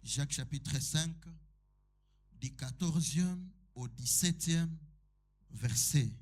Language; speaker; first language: French; non-native, local second language; Swahili